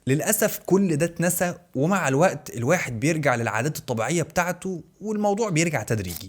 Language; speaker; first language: Arabic; native; Arabic